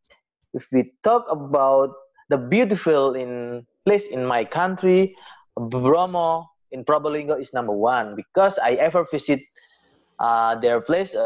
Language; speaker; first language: English; non-native, learner; Indonesian